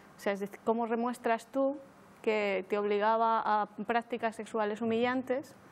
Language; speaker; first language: Spanish; native; Spanish